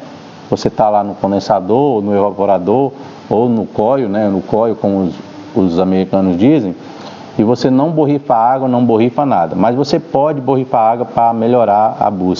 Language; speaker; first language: Portuguese; native; Portuguese